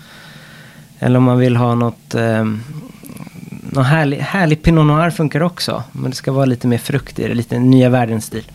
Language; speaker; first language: Swedish; non-native, fluent; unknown